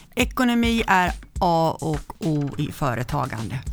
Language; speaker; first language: Swedish; native; Swedish